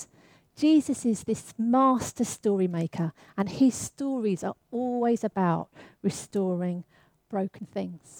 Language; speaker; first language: English; native; English